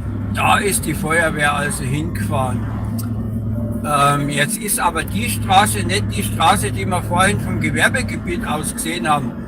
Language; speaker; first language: German; native; German